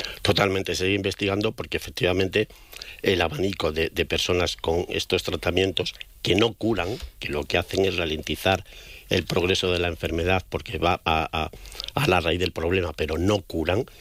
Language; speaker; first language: Spanish; native; Spanish